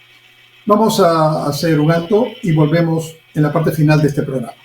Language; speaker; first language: Spanish; native; Spanish